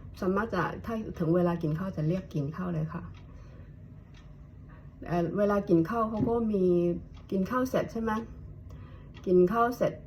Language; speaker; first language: Thai; non-native, fluent; Hakka Chinese